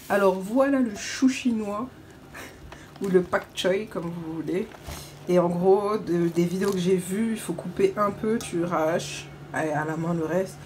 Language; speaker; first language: French; native; French